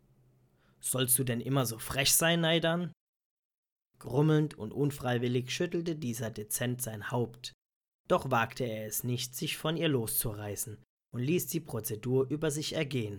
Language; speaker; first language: German; native; German